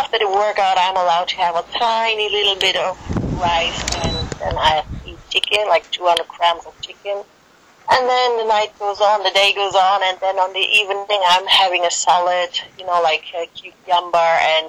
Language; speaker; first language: English; non-native, fluent; German